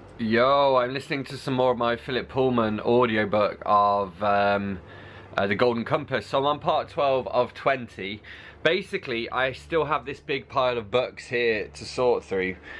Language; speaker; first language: English; native; English